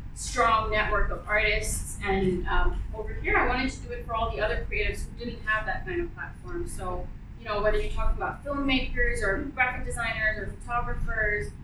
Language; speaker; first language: English; early bilingual, other home language; Arabic